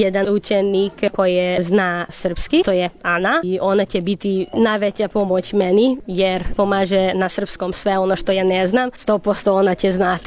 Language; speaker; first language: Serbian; non-native, local second language; Hungarian